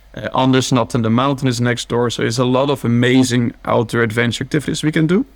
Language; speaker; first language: English; early bilingual, other home language; Dutch